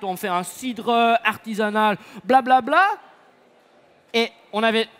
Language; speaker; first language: French; non-native, fluent; Dutch